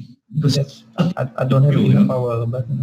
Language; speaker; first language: English; non-native, learner; Vietnamese